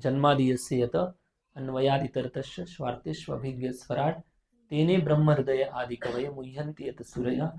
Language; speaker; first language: Hindi; non-native, local second language; Marathi